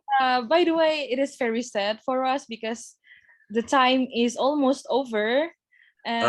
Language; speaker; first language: English; non-native, fluent; Indonesian